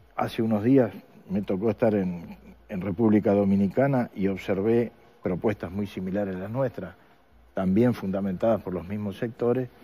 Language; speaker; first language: Spanish; native; Spanish